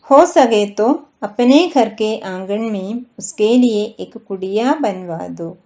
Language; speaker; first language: Hindi; non-native, local second language; Malayalam